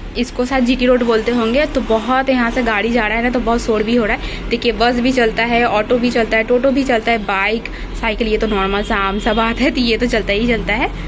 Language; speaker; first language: Hindi; non-native, local second language; Bangla